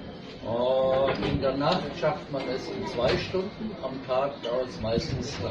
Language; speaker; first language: German; native; German